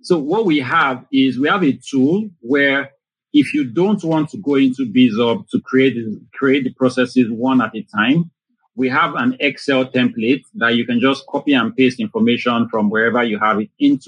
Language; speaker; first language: English; non-native, local second language; Yoruba